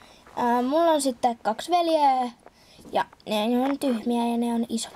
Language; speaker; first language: Finnish; native; Finnish